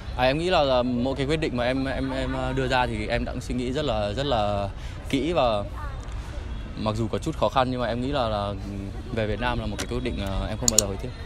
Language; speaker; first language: Vietnamese; early bilingual, heritage; Vietnamese